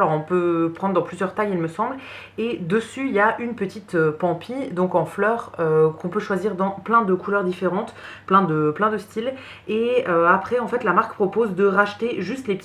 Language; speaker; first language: French; native; French